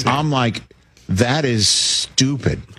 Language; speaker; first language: English; native; English